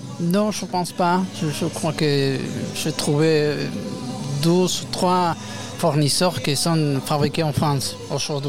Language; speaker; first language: French; non-native, learner; Spanish